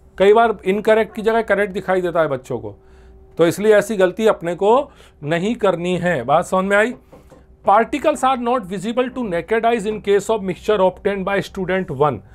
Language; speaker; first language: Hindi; non-native, local second language; Gujarati